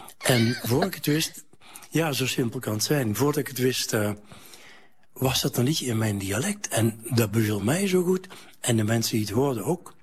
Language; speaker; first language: Dutch; native; Dutch